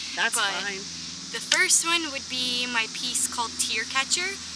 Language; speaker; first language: English; native; English